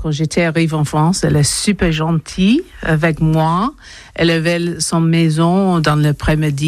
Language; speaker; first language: French; non-native, learner; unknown